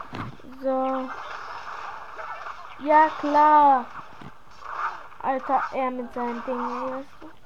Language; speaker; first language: German; early bilingual, other home language; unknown